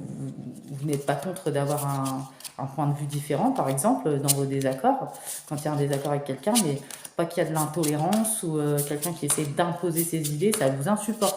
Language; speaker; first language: French; native; French